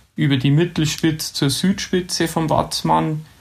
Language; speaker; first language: German; native; German